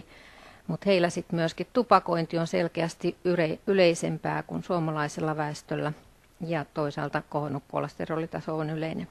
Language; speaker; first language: Finnish; native; Finnish